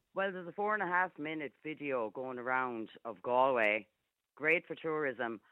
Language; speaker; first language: English; native; English